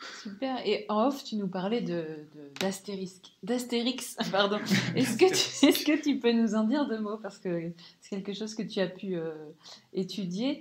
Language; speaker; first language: French; native; French